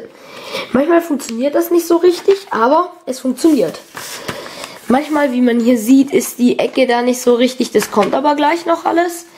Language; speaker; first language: German; native; German